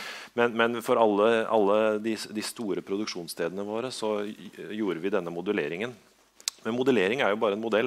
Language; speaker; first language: Norwegian; native; Norwegian